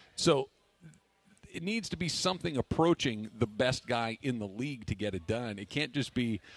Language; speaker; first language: English; native; English